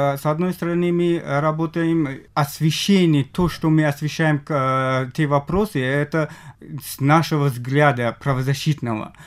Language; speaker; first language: Russian; non-native, local second language; Tajik